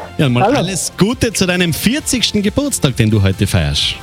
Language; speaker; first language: German; native; German